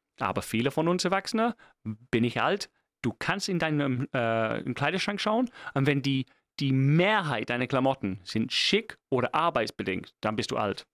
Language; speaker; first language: German; non-native, fluent; English